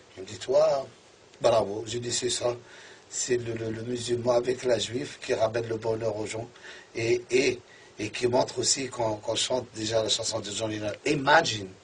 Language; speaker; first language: French; non-native, local second language; Arabic